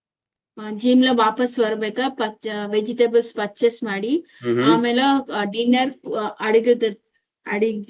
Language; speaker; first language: Kannada; non-native, learner; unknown